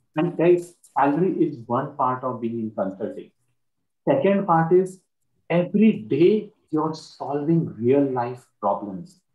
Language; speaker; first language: English; non-native, local second language; Marathi